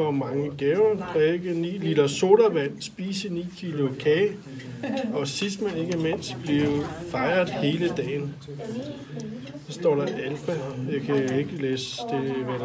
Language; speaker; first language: Danish; native; Danish